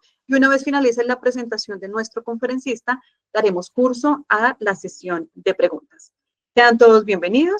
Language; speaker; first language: Spanish; native; Spanish